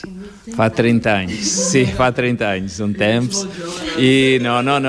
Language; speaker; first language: Catalan; non-native, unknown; Portuguese